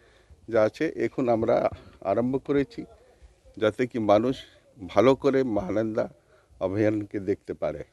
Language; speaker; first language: Bangla; non-native, local second language; Hindi